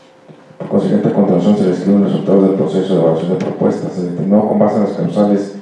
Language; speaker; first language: Spanish; native; Spanish